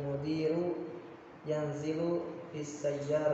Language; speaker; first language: Arabic; non-native, learner; Indonesian